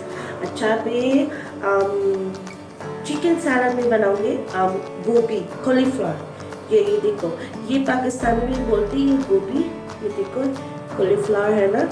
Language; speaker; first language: Hindi; non-native, learner; Filipino